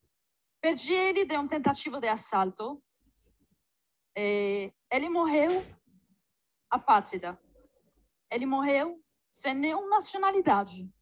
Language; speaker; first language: Portuguese; non-native, fluent; Arabic